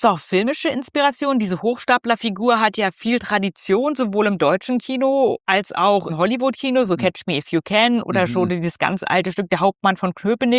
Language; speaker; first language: German; native; German